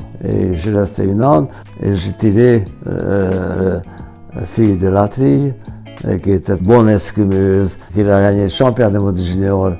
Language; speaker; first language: French; non-native, fluent; Hungarian